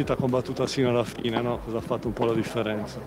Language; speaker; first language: Italian; native; Italian